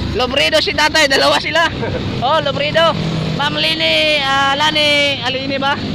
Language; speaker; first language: Filipino; non-native, local second language; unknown